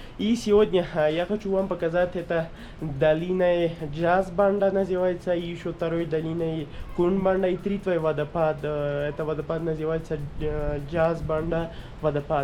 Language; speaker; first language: Russian; non-native, learner; Urdu